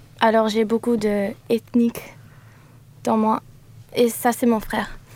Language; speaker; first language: French; non-native, learner; English